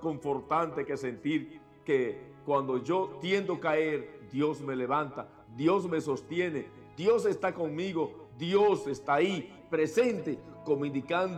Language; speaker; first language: Spanish; native; Spanish